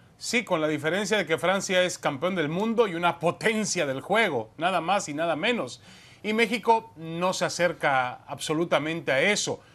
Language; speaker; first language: Spanish; native; Spanish